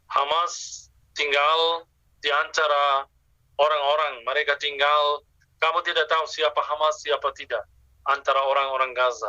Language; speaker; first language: Indonesian; non-native, fluent; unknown